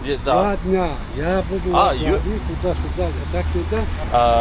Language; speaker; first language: Russian; non-native, local second language; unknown